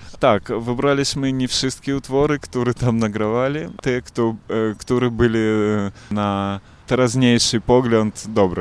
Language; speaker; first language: Polish; non-native, learner; Belarusian